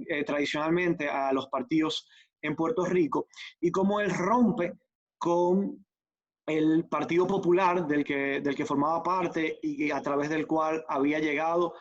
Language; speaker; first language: Spanish; native; Spanish